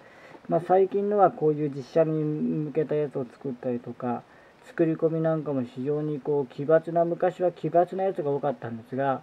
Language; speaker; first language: Japanese; native; Japanese